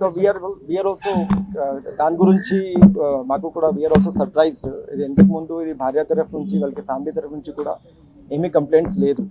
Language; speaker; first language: Telugu; non-native, fluent; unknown